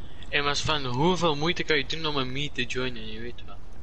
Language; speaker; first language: Dutch; native; Dutch